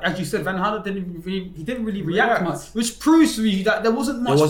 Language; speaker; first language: English; native; English